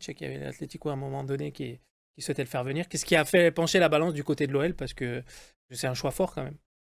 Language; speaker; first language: French; native; French